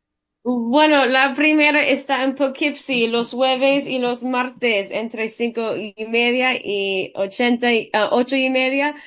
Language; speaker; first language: Spanish; early bilingual, heritage; Spanish